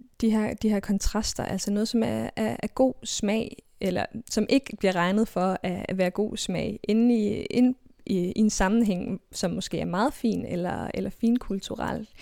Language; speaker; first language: Danish; native; Danish